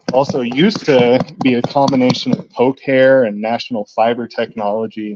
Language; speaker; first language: English; native; English